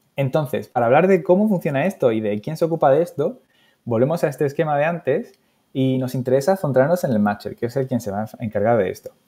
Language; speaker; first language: Spanish; native; Spanish